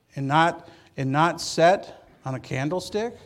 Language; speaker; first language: English; native; English